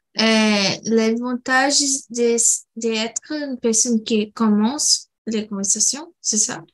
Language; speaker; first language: French; non-native, learner; Portuguese